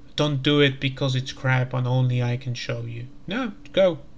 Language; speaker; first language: English; non-native, fluent; Slovak